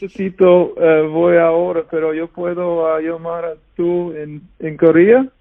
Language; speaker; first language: Spanish; non-native, learner; English